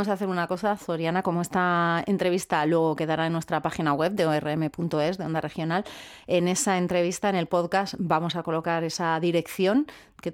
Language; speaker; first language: Spanish; native; Spanish